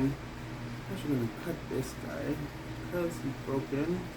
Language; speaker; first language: English; native; English